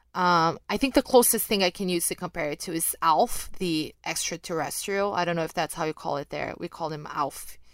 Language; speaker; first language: English; non-native, fluent; Portuguese